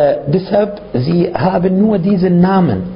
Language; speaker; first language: German; non-native, fluent; Arabic